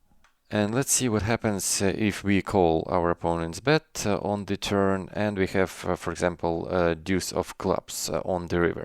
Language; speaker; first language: English; non-native, fluent; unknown